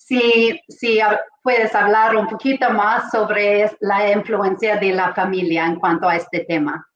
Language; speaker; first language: Spanish; non-native, fluent; English